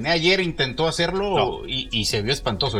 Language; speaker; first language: Spanish; native; Spanish